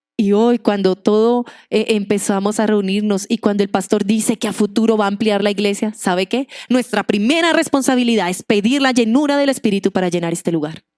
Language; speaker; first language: Spanish; non-native, local second language; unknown